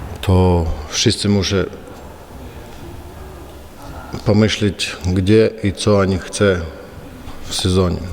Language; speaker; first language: Polish; non-native, learner; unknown